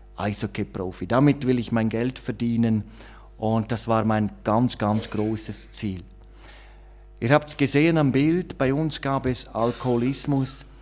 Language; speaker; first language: German; native; German